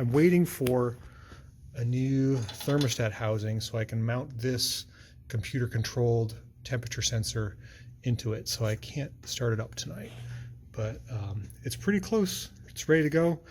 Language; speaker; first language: English; native; English